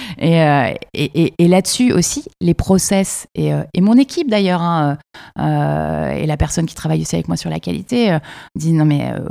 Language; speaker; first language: French; native; French